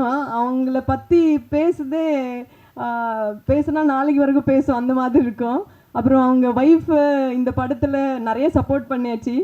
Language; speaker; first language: Tamil; non-native, fluent; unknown